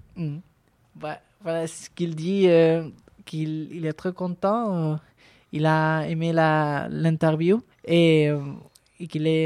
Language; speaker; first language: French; non-native, fluent; Spanish